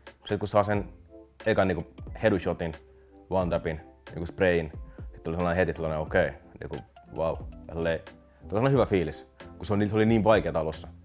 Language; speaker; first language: Finnish; early bilingual, other home language; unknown